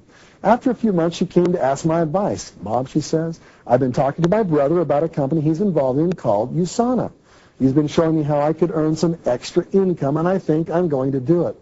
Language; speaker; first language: English; native; English